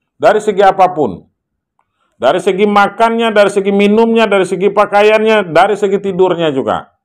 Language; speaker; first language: Indonesian; non-native, local second language; Minangkabau